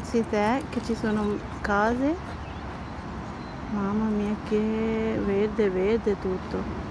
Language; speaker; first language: Italian; non-native, learner; Hindi